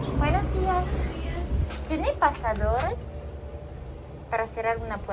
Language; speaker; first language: Spanish; non-native, learner; French